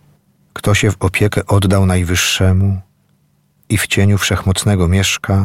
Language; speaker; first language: Polish; native; Polish